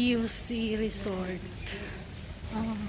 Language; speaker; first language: English; non-native, local second language; Filipino